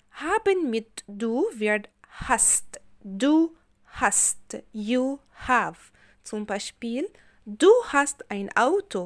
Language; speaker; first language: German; non-native, fluent; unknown